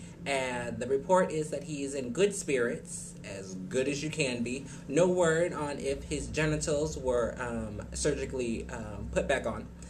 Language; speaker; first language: English; native; English